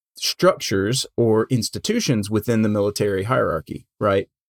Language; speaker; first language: English; native; English